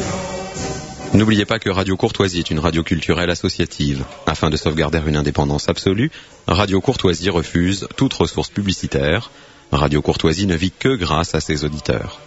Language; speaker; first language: French; native; French